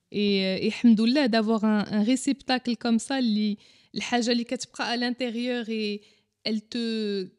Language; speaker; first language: French; non-native, local second language; Arabic